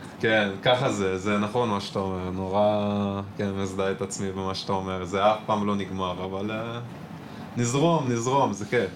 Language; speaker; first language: Hebrew; non-native, fluent; Italian